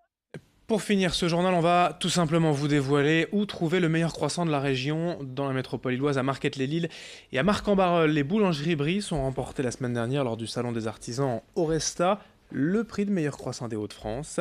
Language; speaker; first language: French; native; French